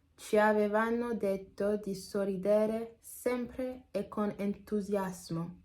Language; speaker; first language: Italian; non-native, learner; English